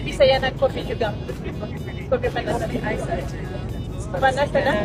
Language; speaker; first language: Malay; non-native, learner; English